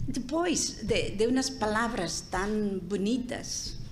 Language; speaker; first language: Portuguese; non-native, learner; Spanish